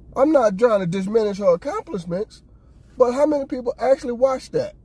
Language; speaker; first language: English; native; English